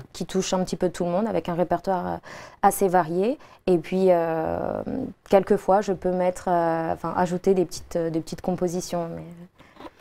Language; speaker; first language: French; native; French